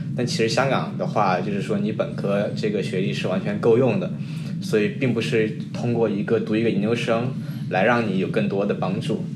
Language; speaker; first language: Chinese; native; Chinese